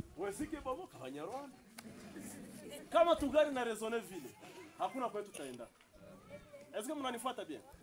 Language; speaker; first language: Swahili; non-native, local second language; Kinyarwanda